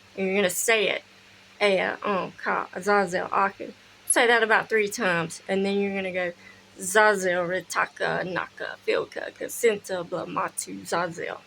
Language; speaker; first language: English; native; English